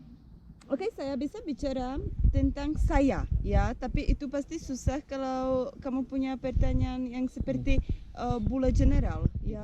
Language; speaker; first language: Indonesian; non-native, learner; Czech